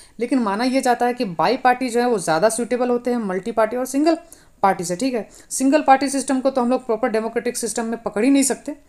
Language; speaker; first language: Hindi; non-native, local second language; Nepali